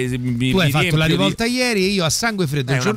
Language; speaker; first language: Italian; native; Italian